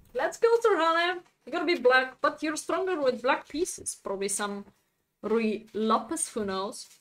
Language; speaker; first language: English; non-native, fluent; Bulgarian